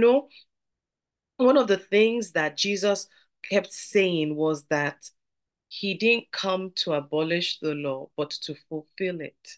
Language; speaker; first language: English; non-native, local second language; Yoruba